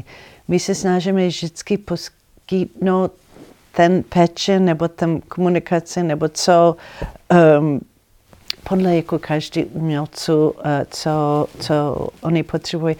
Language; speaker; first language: Czech; non-native, learner; English